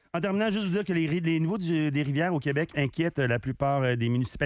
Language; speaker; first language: French; native; French